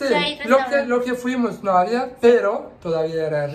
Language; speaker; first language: Spanish; non-native, learner; Turkish